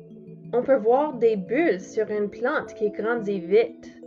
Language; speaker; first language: French; non-native, learner; English